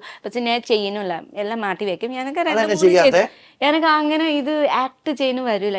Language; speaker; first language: Malayalam; non-native, learner; Nepali